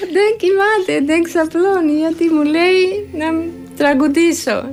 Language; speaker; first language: Greek; non-native, learner; Georgian